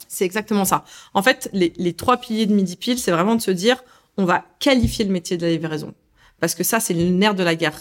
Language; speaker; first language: French; early bilingual, other home language; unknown